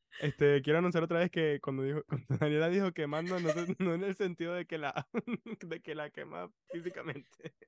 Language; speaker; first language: Spanish; early bilingual, other home language; English